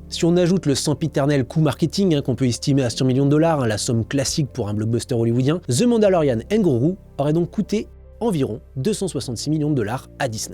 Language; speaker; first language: French; native; French